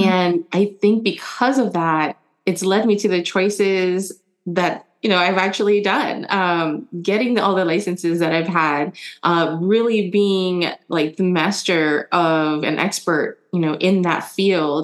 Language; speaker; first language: English; early bilingual, other home language; German